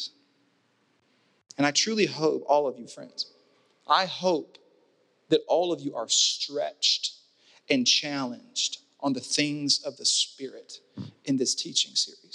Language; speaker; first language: English; native; English